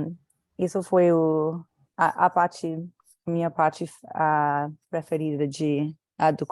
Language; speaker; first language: Portuguese; non-native, fluent; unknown